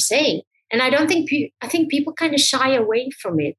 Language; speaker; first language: English; native; English